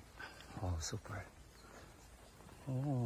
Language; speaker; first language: English; non-native, local second language; Korean